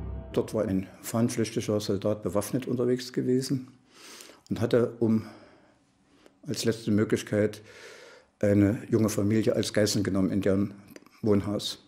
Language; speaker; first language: German; native; German